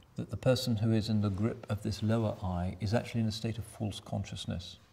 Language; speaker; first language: English; native; English